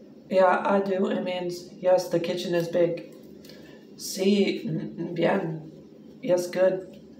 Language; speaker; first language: English; native; English